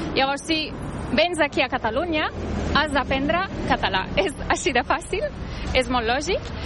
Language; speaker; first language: Catalan; non-native, fluent; Turkish